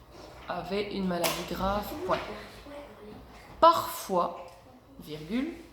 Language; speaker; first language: French; native; French